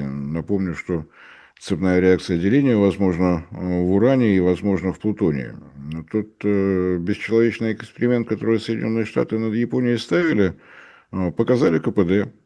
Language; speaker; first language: Russian; native; Russian